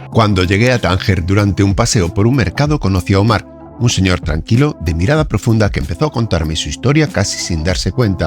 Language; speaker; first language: Spanish; native; Spanish